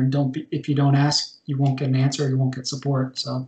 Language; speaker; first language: English; native; English